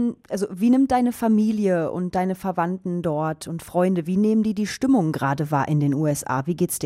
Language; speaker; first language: German; native; German